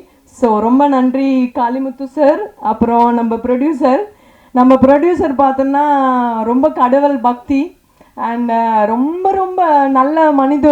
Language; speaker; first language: Tamil; non-native, fluent; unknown